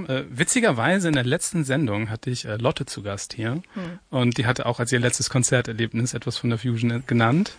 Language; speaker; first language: German; native; German